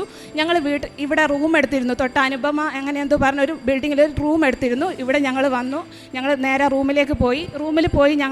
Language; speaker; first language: Malayalam; native; Malayalam